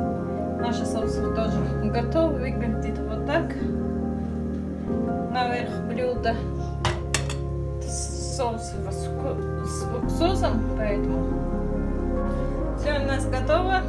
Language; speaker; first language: Russian; non-native, local second language; Tajik